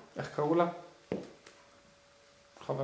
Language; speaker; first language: Hebrew; native; Hebrew